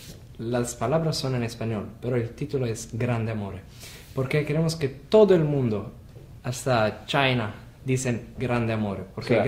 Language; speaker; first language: Spanish; non-native, fluent; Italian